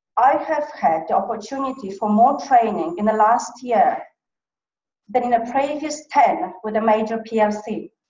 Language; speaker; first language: English; non-native, fluent; Polish